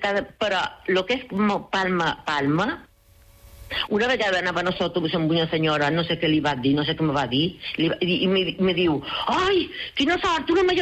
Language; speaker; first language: Catalan; non-native, local second language; Spanish